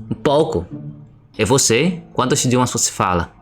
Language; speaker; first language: Portuguese; non-native, fluent; Indonesian